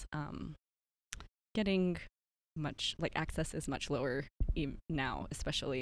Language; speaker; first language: English; native; English